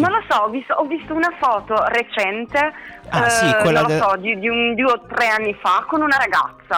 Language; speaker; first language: Italian; native; Italian